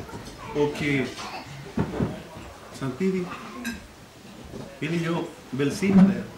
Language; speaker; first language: Swedish; non-native, learner; Spanish